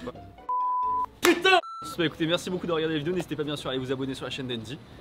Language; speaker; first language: French; native; French